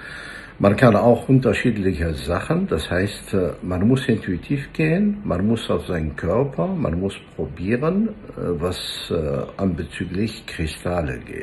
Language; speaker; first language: German; non-native, fluent; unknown